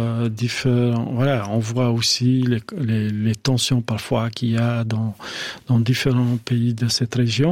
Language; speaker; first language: French; non-native, fluent; Albanian